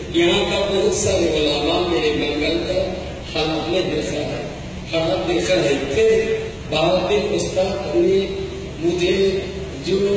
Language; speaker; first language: Urdu; non-native, local second language; Bangla